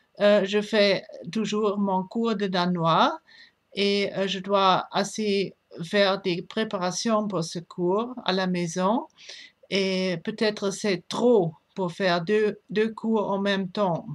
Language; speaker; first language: French; non-native, fluent; German